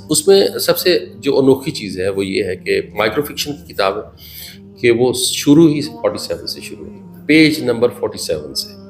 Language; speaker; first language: Urdu; non-native, local second language; Punjabi